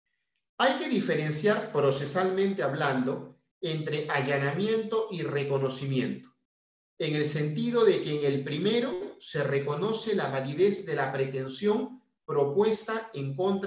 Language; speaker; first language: Spanish; native; Spanish